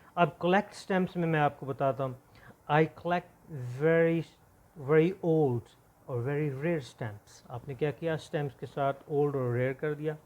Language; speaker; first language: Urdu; non-native, local second language; Punjabi